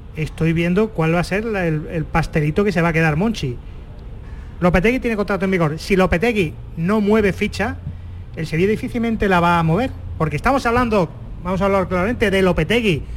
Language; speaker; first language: Spanish; native; Spanish